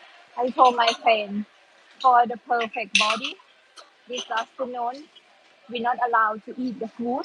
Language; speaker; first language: English; non-native, learner; Thai